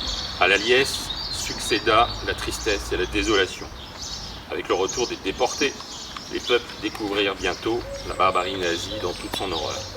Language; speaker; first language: French; native; French